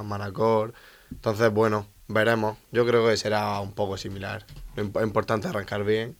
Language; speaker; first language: Spanish; native; Spanish